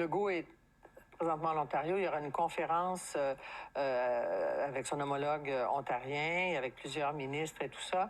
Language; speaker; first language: French; native; French